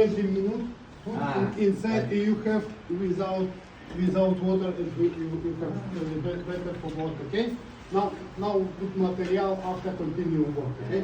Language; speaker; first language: English; non-native, learner; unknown